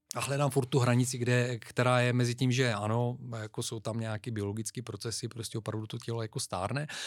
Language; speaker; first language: Czech; non-native, fluent; Bulgarian